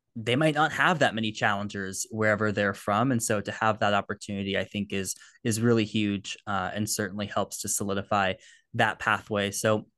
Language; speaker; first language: English; native; English